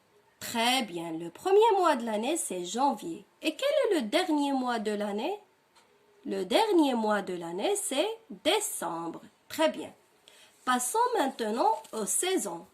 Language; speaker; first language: French; non-native, local second language; Arabic